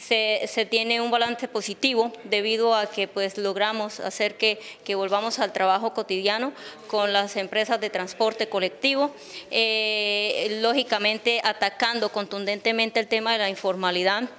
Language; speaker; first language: Spanish; native; Spanish